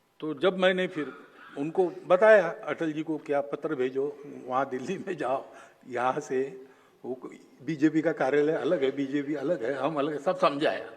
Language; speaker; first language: Hindi; non-native, local second language; Marathi